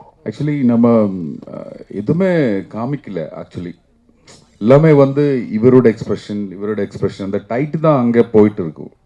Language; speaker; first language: Tamil; non-native, learner; Malayalam